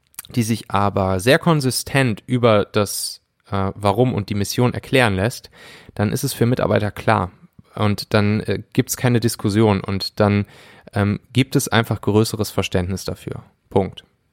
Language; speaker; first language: German; native; German